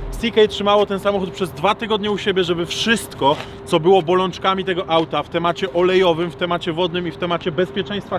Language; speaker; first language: Polish; native; Polish